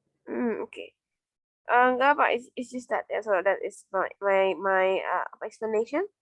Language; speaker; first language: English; non-native, fluent; Indonesian